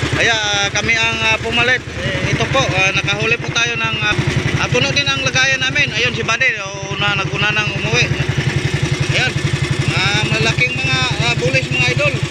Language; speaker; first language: Filipino; non-native, local second language; Cebuano